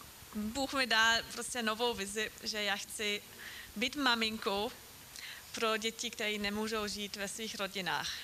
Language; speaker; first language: Czech; non-native, fluent; German